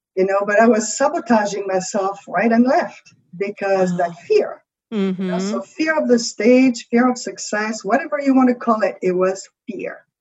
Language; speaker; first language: English; non-native, fluent; French